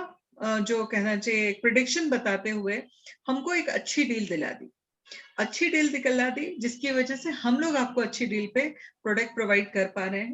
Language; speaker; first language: Hindi; native; Hindi